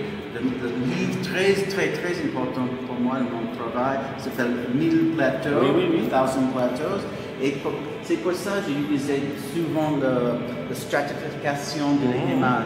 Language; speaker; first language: French; non-native, fluent; English